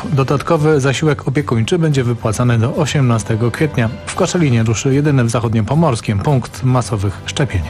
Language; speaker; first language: Polish; native; Polish